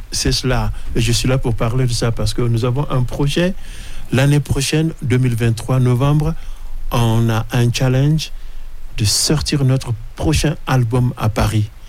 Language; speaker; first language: French; non-native, local second language; Mandingo